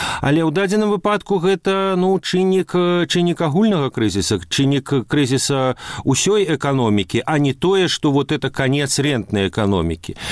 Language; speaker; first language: Belarusian; non-native, local second language; Russian